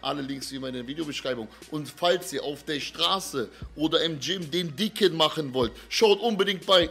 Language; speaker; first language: German; native; German